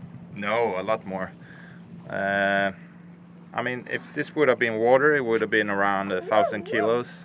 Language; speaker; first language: English; non-native, fluent; Swedish